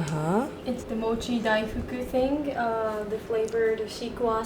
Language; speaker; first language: English; non-native, fluent; Japanese